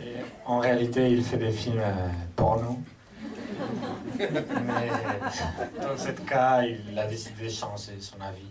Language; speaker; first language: French; non-native, fluent; Spanish